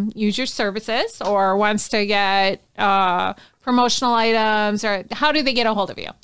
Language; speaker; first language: English; native; English